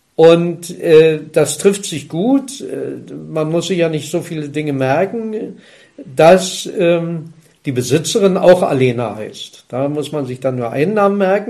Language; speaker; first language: German; native; German